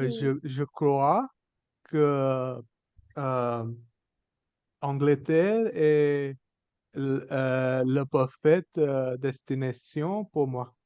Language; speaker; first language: French; non-native, learner; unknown